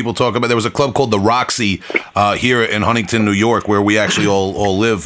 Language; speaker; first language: English; native; English